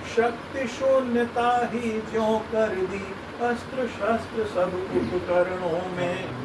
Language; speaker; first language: Hindi; native; Hindi